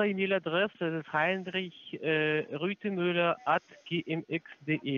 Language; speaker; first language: German; non-native, fluent; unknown